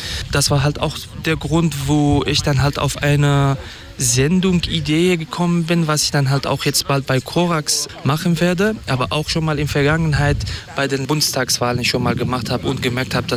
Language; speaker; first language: German; non-native, fluent; Kurdish